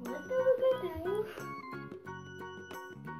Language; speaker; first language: Russian; native; Russian